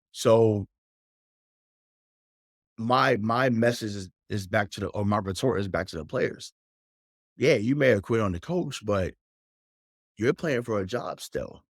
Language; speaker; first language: English; native; English